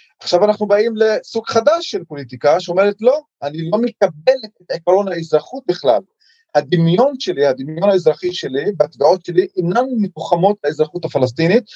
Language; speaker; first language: Hebrew; non-native, local second language; Arabic